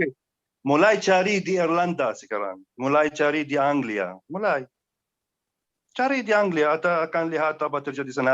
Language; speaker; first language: Indonesian; non-native, learner; Arabic